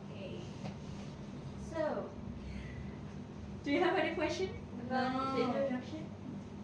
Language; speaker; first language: English; non-native, fluent; Indonesian